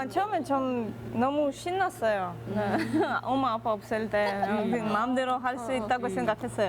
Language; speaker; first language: Korean; non-native, fluent; Russian